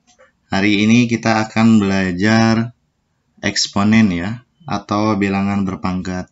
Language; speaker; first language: Indonesian; native; Indonesian